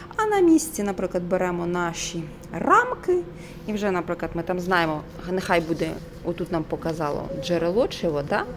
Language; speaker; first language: Ukrainian; non-native, local second language; Russian